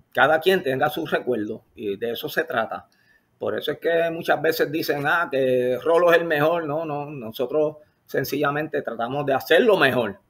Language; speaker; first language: Spanish; native; Spanish